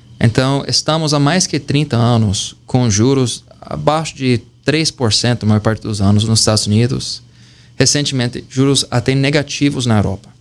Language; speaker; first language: Portuguese; non-native, fluent; English